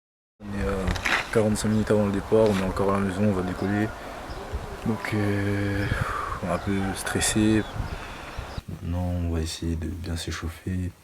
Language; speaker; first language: French; native; French